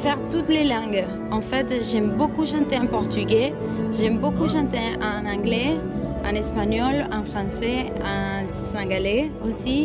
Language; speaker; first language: French; non-native, fluent; Spanish